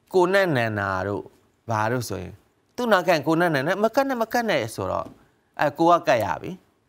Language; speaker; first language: Burmese; native; Burmese